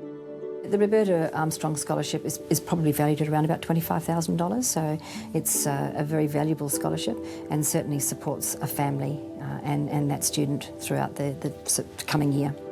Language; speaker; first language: English; native; English